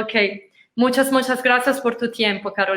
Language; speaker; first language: Spanish; non-native, learner; Italian